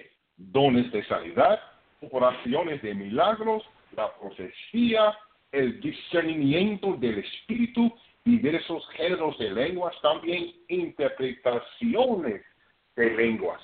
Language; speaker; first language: Spanish; non-native, fluent; English